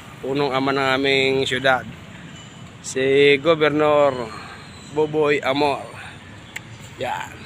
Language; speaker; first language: Filipino; non-native, local second language; Bikol